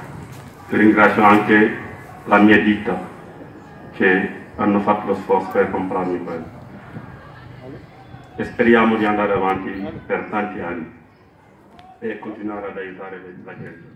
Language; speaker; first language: Italian; non-native, learner; Wolof